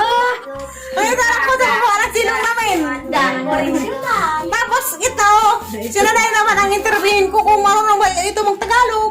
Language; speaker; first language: Filipino; non-native, local second language; Cebuano